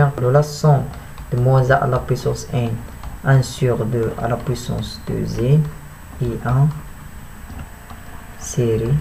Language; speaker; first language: Arabic; native; Arabic